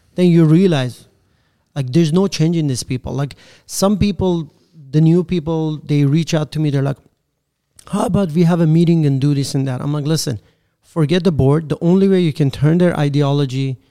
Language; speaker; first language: English; non-native, fluent; Persian